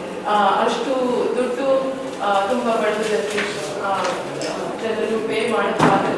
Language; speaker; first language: Kannada; non-native, fluent; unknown